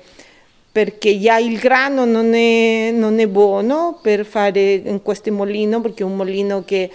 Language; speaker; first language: Italian; early bilingual, heritage; Spanish